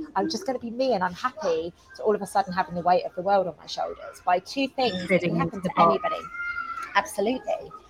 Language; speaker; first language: English; native; English